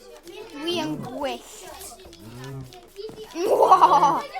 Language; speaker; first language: Welsh; non-native, local second language; English